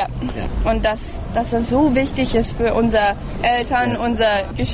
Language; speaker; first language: German; early bilingual, heritage; German